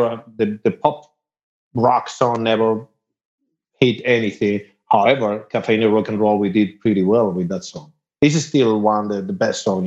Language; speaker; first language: English; non-native, fluent; Spanish